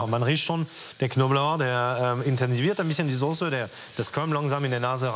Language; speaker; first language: German; non-native, fluent; French